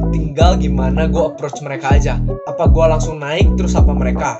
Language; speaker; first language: Indonesian; native; Indonesian